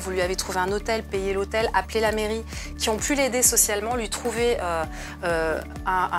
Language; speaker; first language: French; native; French